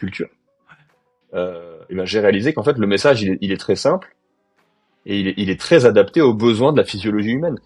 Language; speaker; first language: French; native; French